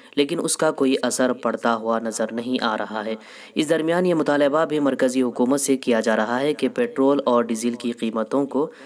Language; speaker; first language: Urdu; native; Urdu